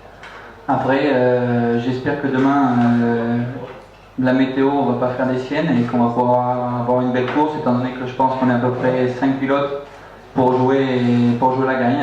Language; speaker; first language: French; native; French